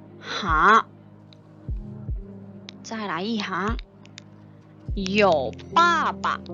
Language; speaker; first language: Chinese; non-native, fluent; Thai